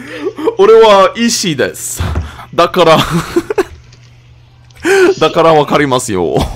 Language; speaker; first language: Japanese; non-native, learner; English